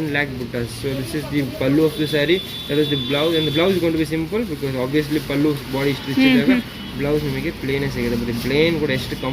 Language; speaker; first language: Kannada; non-native, local second language; Hindi